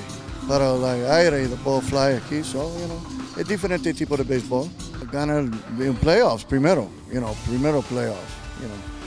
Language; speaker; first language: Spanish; non-native, learner; English